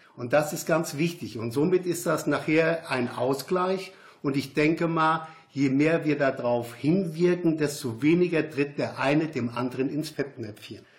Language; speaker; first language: German; native; German